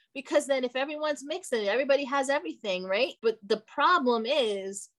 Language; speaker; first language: English; early bilingual, other home language; Portuguese